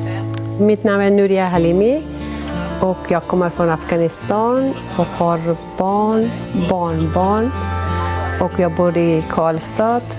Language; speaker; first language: Swedish; non-native, fluent; Persian